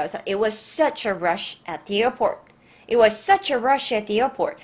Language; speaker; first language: English; non-native, fluent; Korean